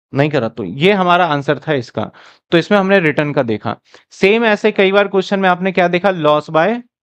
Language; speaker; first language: Hindi; native; Hindi